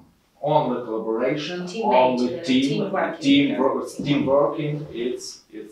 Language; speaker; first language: English; non-native, learner; Ukrainian